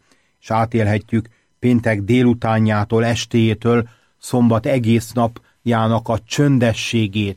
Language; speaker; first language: Hungarian; native; Hungarian